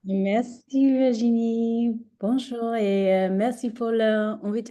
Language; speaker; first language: French; non-native, learner; English